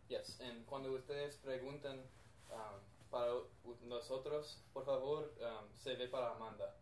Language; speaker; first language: Spanish; non-native, learner; English